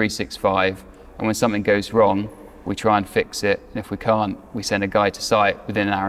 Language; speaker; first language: English; native; English